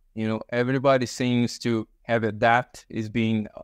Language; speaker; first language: English; early bilingual, other home language; Portuguese